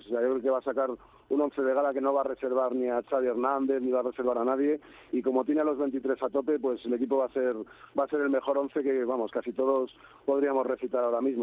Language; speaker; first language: Spanish; native; Spanish